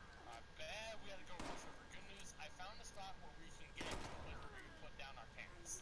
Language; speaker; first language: English; native; English